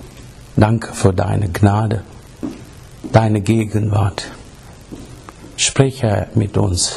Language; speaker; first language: German; non-native, learner; English